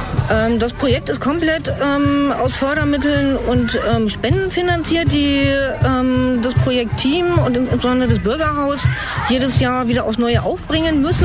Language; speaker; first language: German; native; German